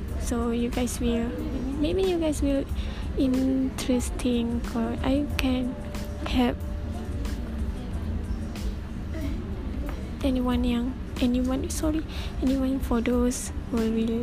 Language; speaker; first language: English; non-native, local second language; Malay